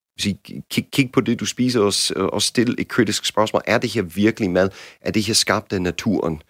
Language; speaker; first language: Danish; non-native, fluent; English